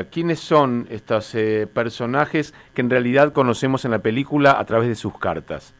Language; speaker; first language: Spanish; native; Spanish